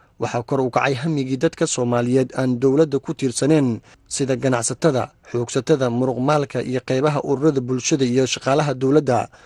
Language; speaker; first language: Somali; native; Somali